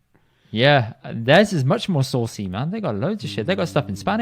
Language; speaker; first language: English; early bilingual, other home language; Punjabi